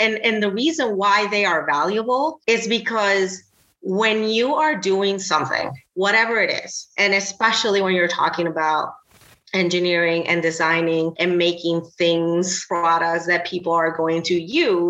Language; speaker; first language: English; non-native, fluent; Spanish